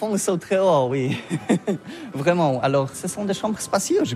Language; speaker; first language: French; non-native, learner; Polish